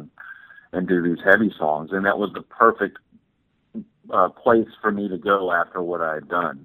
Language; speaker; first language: English; native; English